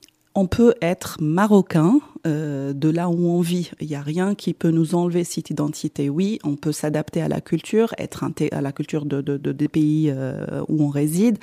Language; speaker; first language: French; non-native, local second language; Arabic